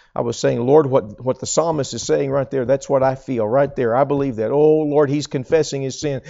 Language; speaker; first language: English; native; English